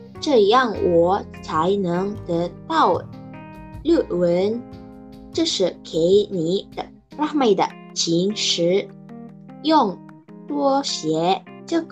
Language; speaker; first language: Chinese; non-native, learner; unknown